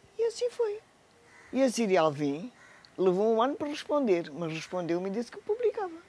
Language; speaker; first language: Portuguese; native; Portuguese